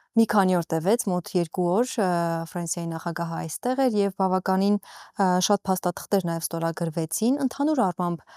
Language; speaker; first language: Armenian; native; Armenian